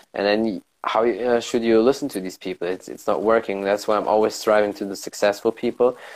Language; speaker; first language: English; early bilingual, heritage; German